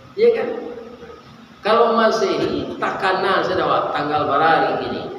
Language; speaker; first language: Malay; non-native, local second language; Minangkabau